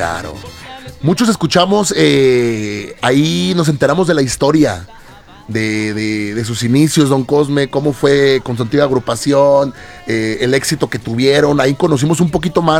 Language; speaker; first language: Spanish; native; Spanish